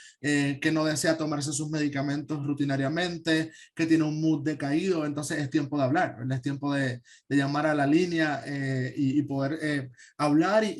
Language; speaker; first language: Spanish; native; Spanish